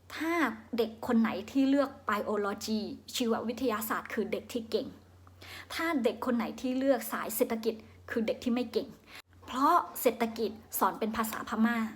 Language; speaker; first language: Thai; non-native, fluent; Shan